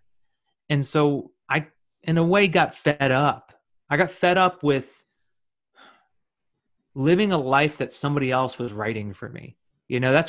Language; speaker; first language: English; native; English